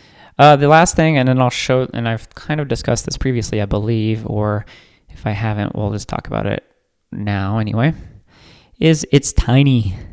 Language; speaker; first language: English; native; English